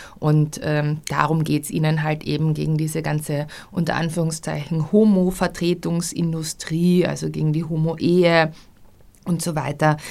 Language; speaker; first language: German; native; German